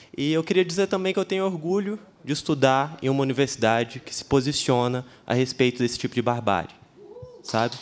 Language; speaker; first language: Portuguese; native; Portuguese